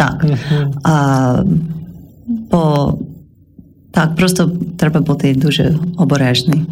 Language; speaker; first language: Ukrainian; non-native, learner; English